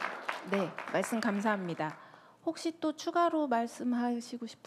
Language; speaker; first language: Korean; native; Korean